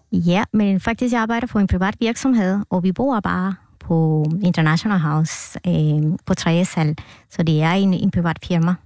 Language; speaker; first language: Danish; non-native, fluent; Spanish